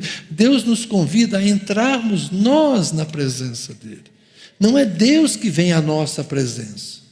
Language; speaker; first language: Portuguese; native; Portuguese